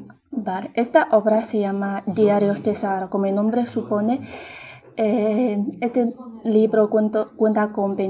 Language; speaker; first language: Spanish; non-native, fluent; Chinese